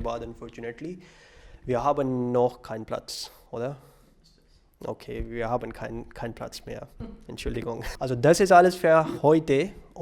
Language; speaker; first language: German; non-native, learner; Urdu